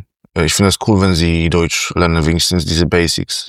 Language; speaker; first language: German; non-native, fluent; Polish